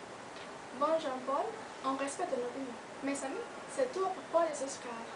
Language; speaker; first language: French; non-native, learner; Spanish